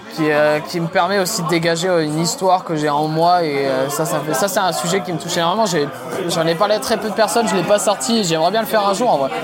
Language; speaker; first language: French; native; French